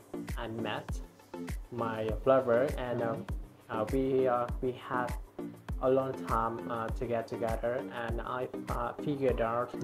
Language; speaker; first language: English; non-native, learner; Vietnamese